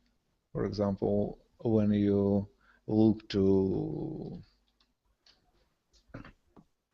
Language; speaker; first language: English; non-native, learner; Russian